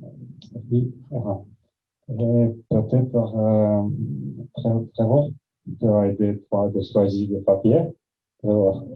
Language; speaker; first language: French; non-native, learner; Russian